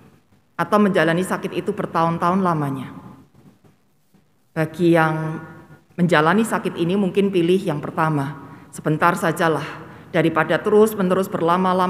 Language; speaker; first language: Indonesian; native; Indonesian